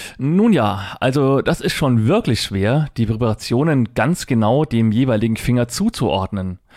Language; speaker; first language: German; native; German